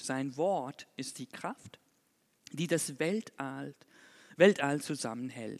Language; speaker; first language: German; non-native, fluent; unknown